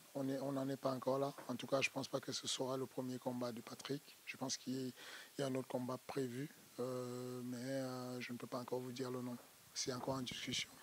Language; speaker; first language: French; native; French